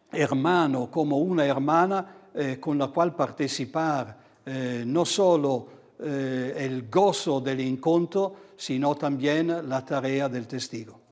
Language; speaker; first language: Spanish; non-native, fluent; Italian